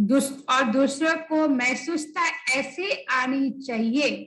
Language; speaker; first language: Hindi; non-native, local second language; Bangla